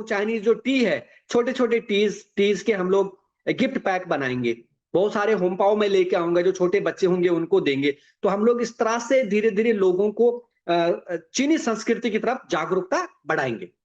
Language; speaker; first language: Hindi; native; Hindi